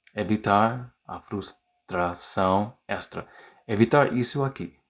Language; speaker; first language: Portuguese; non-native, learner; English